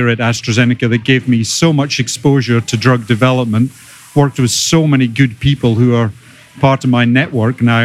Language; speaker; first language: English; native; English